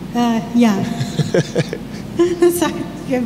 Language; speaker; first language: German; non-native, learner; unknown